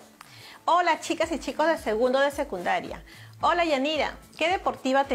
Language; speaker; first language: Spanish; native; Spanish